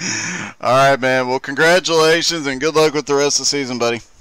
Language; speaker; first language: English; native; English